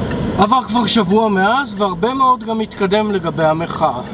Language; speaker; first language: Hebrew; native; Hebrew